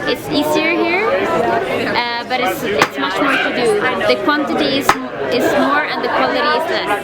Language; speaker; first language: English; non-native, fluent; Swedish